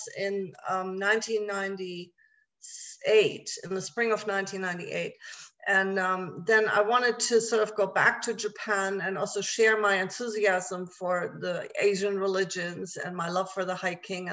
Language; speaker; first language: English; non-native, fluent; German